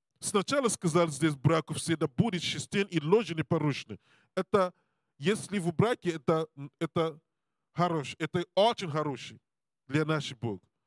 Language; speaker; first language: Russian; non-native, learner; English